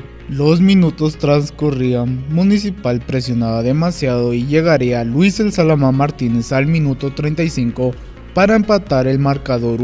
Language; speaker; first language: Spanish; native; Spanish